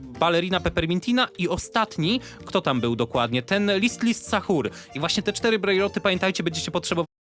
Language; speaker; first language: Polish; native; Polish